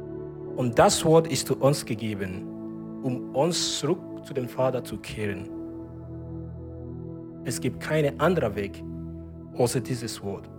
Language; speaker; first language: German; non-native, learner; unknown